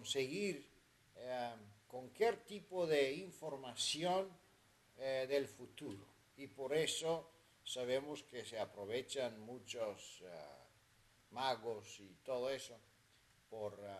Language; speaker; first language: Spanish; non-native, fluent; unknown